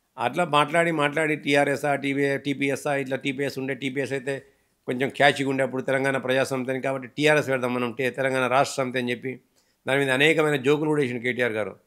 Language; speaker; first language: Telugu; native; Telugu